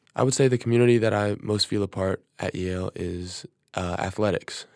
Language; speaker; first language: English; native; English